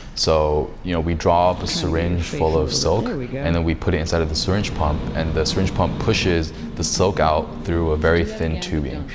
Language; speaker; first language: English; native; English